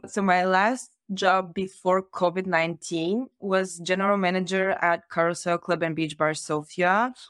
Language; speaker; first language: English; non-native, fluent; Bulgarian